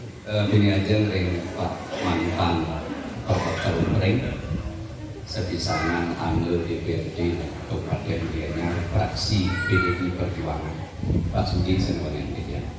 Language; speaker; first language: Indonesian; non-native, local second language; Balinese